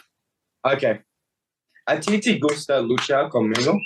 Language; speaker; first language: Spanish; non-native, learner; English